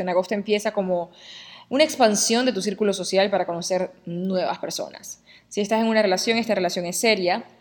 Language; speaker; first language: Spanish; native; Spanish